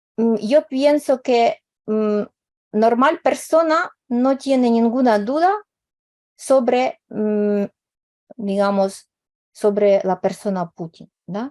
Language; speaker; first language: Spanish; non-native, fluent; Ukrainian